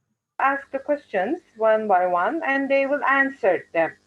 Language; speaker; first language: English; non-native, fluent; Turkish